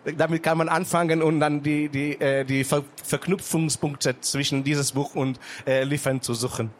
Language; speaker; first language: German; non-native, fluent; Hebrew